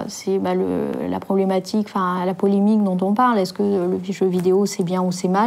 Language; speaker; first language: French; native; French